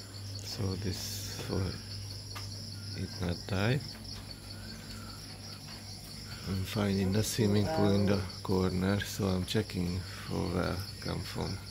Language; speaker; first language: English; non-native, learner; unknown